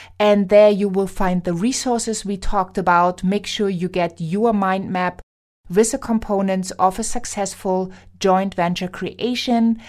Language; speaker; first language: English; non-native, fluent; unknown